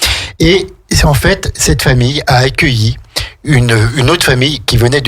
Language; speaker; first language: French; native; French